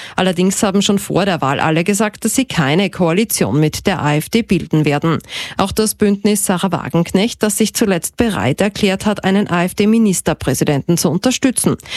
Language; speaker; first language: German; native; German